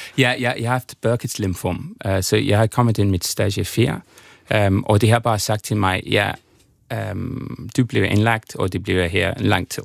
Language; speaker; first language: Danish; non-native, fluent; English